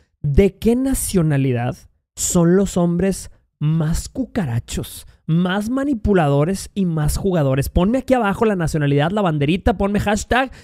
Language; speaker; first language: Spanish; native; Spanish